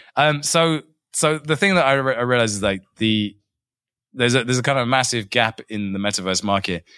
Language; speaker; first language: English; native; English